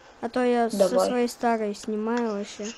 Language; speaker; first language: Russian; native; Russian